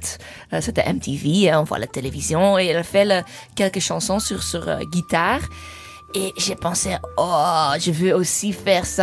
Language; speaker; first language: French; non-native, learner; English